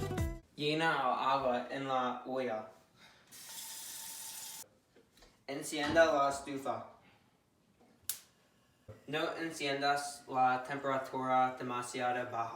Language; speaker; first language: Spanish; non-native, learner; English